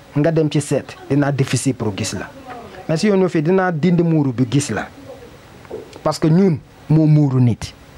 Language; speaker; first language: Wolof; non-native, learner; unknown